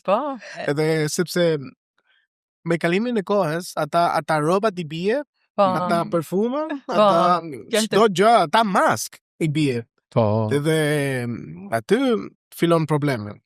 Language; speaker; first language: Albanian; non-native, learner; Spanish